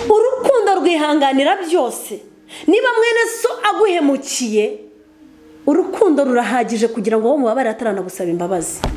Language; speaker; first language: Kinyarwanda; early bilingual, heritage; Kinyarwanda